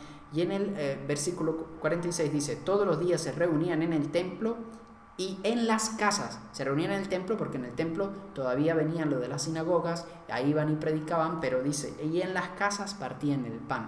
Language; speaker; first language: Spanish; native; Spanish